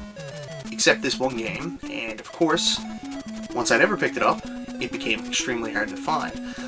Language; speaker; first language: English; native; English